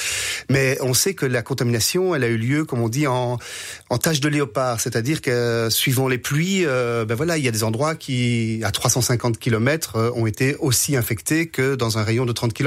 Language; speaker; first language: French; native; French